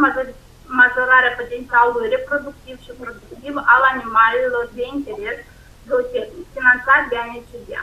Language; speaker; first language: Romanian; native; Romanian